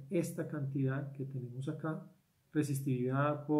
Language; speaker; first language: Spanish; native; Spanish